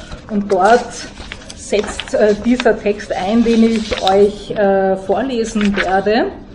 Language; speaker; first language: German; native; German